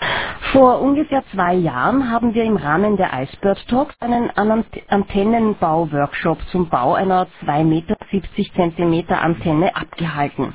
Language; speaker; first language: German; native; German